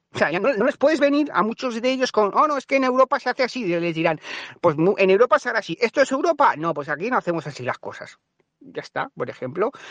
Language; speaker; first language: Spanish; native; Spanish